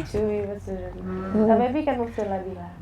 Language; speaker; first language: English; non-native, learner; Indonesian